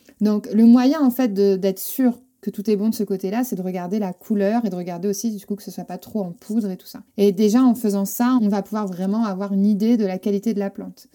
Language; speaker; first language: French; non-native, fluent; Spanish